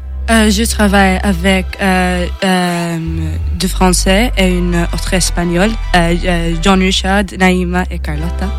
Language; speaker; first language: French; non-native, fluent; Maltese